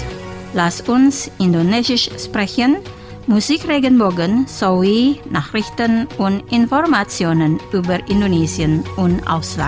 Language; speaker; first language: German; non-native, fluent; Indonesian